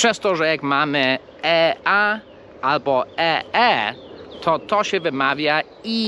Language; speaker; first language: Polish; non-native, fluent; English